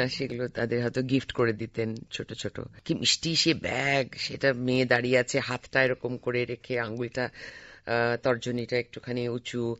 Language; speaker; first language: Bangla; native; Bangla